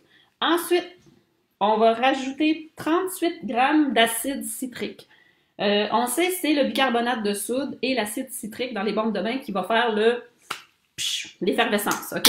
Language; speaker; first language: French; native; French